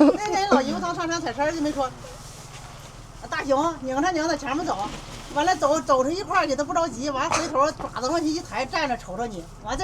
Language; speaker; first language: Chinese; native; Chinese